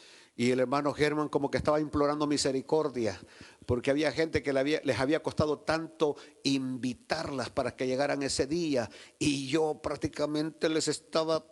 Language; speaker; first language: Spanish; native; Spanish